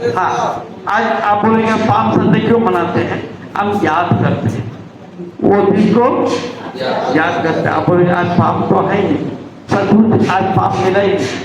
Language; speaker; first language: Hindi; non-native, local second language; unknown